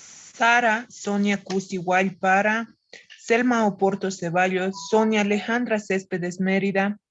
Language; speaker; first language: Spanish; native; Spanish